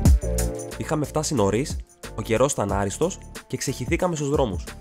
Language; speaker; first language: Greek; native; Greek